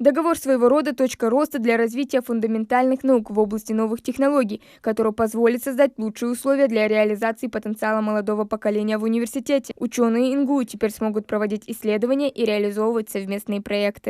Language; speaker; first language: Russian; native; Russian